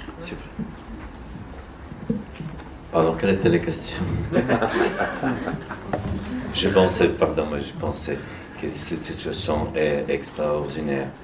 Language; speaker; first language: French; non-native, learner; Portuguese